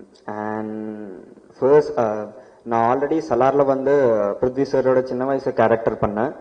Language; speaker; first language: Tamil; non-native, learner; Malayalam